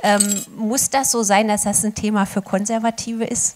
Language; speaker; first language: German; native; German